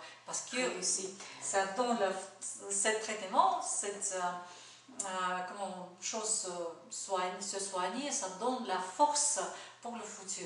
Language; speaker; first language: French; non-native, learner; Russian